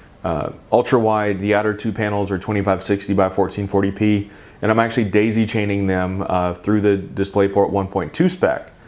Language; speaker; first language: English; native; English